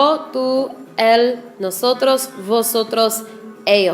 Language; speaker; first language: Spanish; non-native, fluent; English